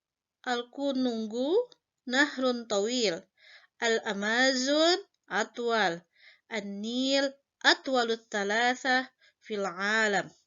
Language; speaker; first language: Arabic; non-native, fluent; Indonesian